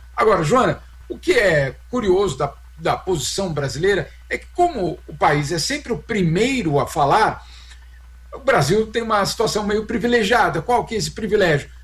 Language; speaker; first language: Portuguese; native; Portuguese